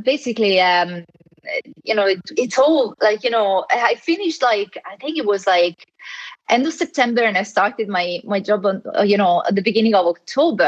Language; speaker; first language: English; non-native, fluent; Italian